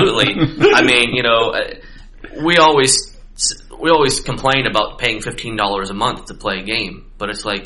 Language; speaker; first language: English; native; English